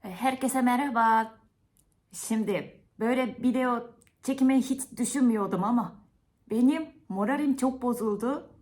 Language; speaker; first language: Turkish; non-native, fluent; Japanese